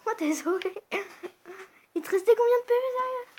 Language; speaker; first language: French; native; French